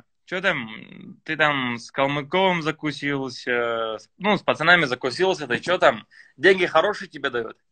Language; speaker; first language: Russian; native; Russian